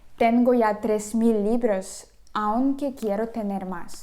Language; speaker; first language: Spanish; non-native, fluent; Ukrainian